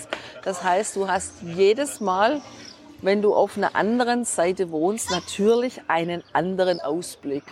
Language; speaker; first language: German; native; German